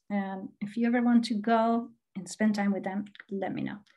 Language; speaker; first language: English; non-native, fluent; Spanish